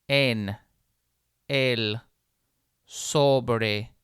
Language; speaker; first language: Spanish; non-native, fluent; English